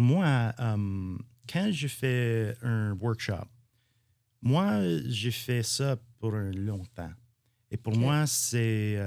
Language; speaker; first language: French; non-native, learner; English